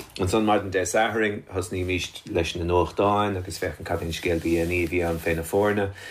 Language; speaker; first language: Irish; native; Irish